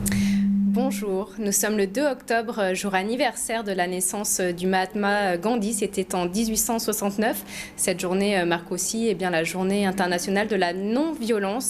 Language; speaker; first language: French; native; French